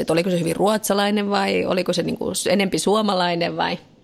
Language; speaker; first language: Finnish; native; Finnish